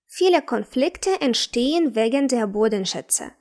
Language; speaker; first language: German; non-native, fluent; Ukrainian